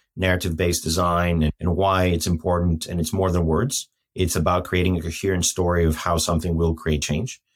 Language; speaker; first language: English; non-native, fluent; Greek